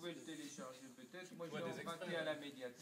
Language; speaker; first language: French; native; French